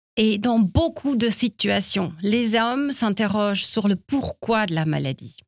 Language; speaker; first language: French; non-native, fluent; German